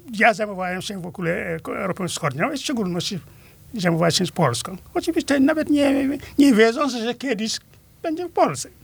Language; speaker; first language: Polish; non-native, fluent; Fula